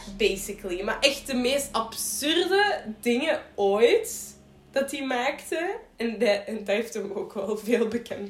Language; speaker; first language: Dutch; native; Dutch